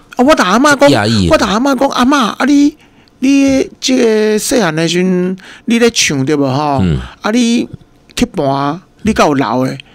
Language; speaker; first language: Chinese; native; Chinese